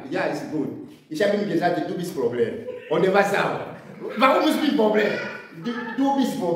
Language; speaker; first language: German; non-native, learner; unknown